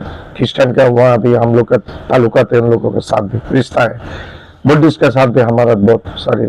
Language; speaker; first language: Hindi; non-native, learner; Bangla